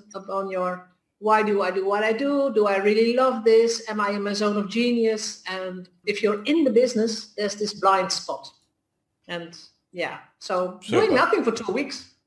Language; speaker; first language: English; non-native, fluent; Dutch